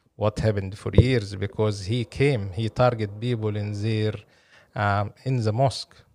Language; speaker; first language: English; non-native, fluent; Arabic